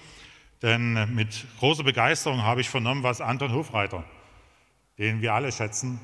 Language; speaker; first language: German; native; German